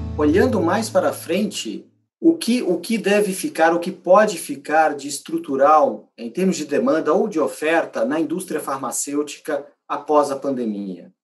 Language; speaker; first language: Portuguese; native; Portuguese